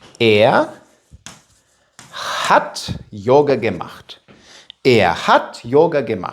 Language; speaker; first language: German; non-native, fluent; Ukrainian